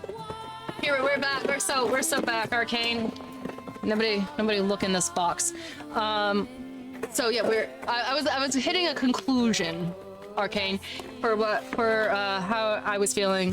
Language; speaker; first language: English; native; English